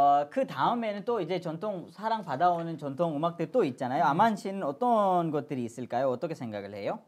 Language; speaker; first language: Korean; non-native, fluent; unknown